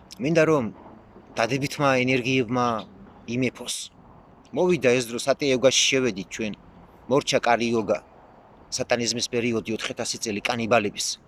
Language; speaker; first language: Georgian; non-native, local second language; Mingrelian